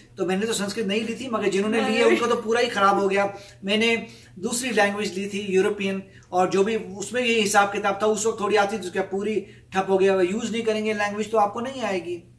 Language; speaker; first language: Hindi; native; Hindi